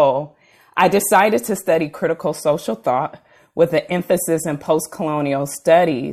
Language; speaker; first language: English; native; English